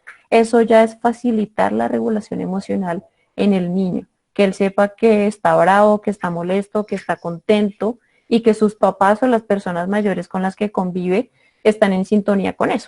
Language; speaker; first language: Spanish; native; Spanish